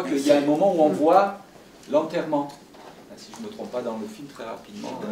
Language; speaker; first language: French; native; French